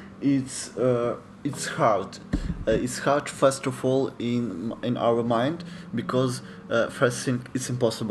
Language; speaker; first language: English; non-native, learner; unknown